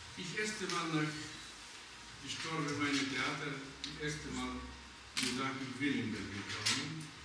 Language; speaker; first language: German; non-native, learner; Romany